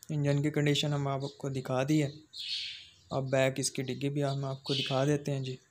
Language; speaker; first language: Urdu; non-native, local second language; Punjabi